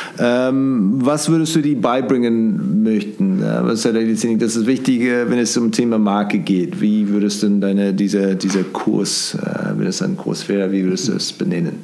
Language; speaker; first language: German; non-native, fluent; English